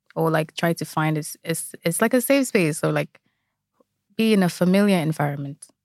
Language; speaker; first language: English; non-native, local second language; Igbo